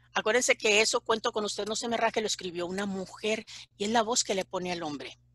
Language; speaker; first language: Spanish; native; Spanish